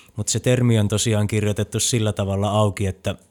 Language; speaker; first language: Finnish; native; Finnish